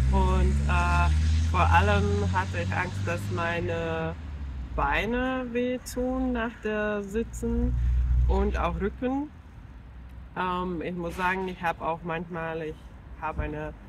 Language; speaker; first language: German; non-native, fluent; Finnish